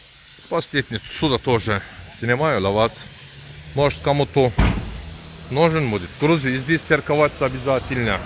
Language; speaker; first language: Russian; non-native, learner; Turkish